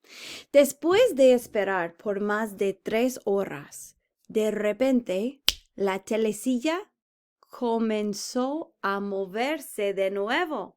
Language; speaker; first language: Spanish; non-native, fluent; English